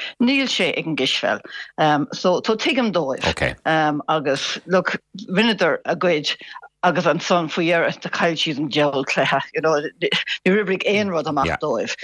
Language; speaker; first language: Irish; non-native, local second language; English